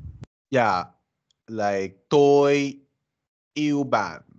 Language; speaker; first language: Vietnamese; non-native, learner; English